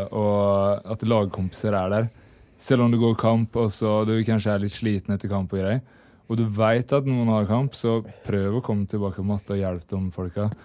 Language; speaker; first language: Norwegian; native; Norwegian